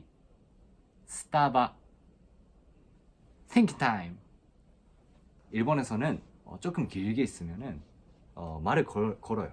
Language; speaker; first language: Korean; non-native, fluent; Japanese